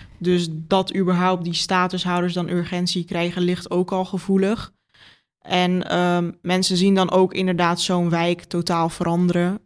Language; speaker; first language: Dutch; early bilingual, other home language; Turkish